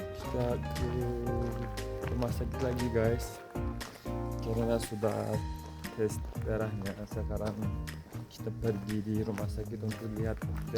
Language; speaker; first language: Indonesian; non-native, learner; Turkish